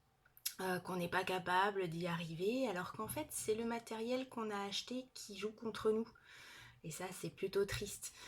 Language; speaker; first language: French; native; French